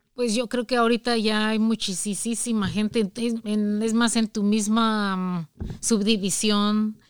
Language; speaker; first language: Spanish; native; Spanish